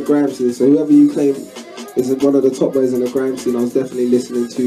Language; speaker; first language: English; native; English